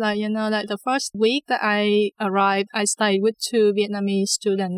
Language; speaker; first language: English; non-native, fluent; Vietnamese